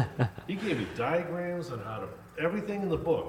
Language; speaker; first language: English; native; English